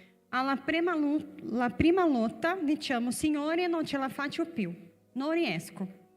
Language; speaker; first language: Italian; non-native, fluent; Portuguese